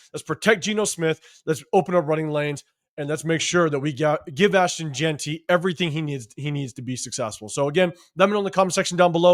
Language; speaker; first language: English; native; English